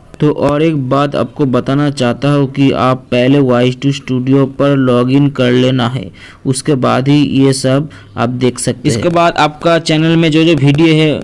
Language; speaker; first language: Hindi; non-native, local second language; Bangla